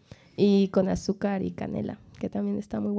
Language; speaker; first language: Spanish; native; Spanish